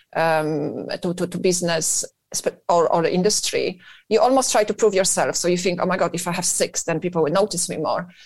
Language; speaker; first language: English; non-native, fluent; Polish